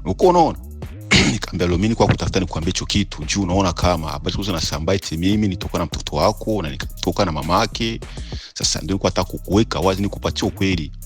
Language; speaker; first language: Swahili; non-native, local second language; Rundi